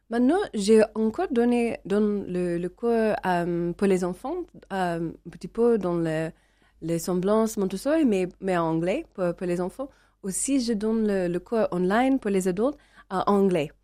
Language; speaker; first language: French; non-native, learner; English